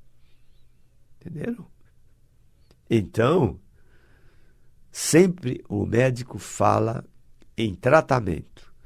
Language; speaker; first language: Portuguese; native; Portuguese